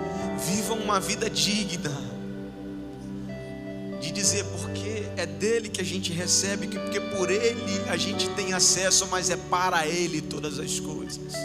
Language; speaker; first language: Portuguese; native; Portuguese